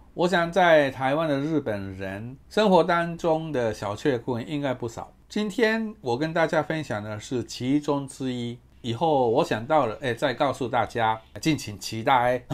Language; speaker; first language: Chinese; non-native, fluent; Japanese